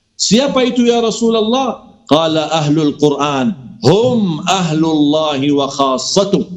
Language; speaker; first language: Malay; non-native, fluent; Arabic